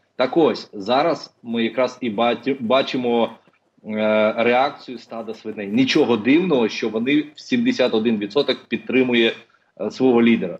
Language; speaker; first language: Ukrainian; non-native, local second language; Russian